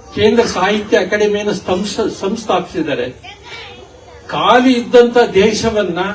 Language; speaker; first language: Kannada; native; Kannada